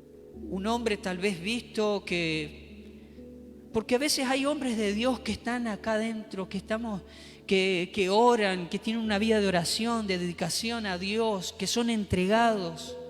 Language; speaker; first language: Spanish; native; Spanish